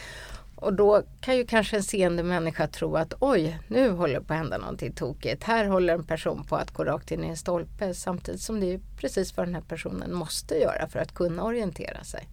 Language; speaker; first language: Swedish; native; Swedish